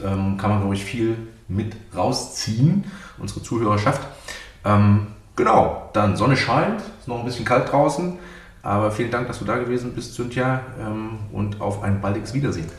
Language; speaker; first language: German; native; German